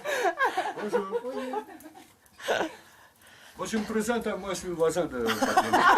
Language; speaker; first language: French; non-native, fluent; Croatian